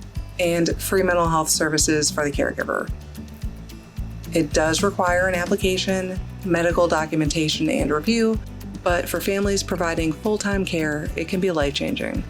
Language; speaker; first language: English; native; English